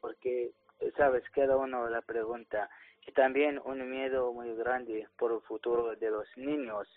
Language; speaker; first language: Spanish; non-native, learner; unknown